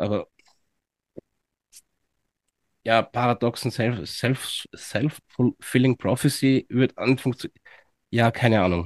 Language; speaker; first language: German; native; German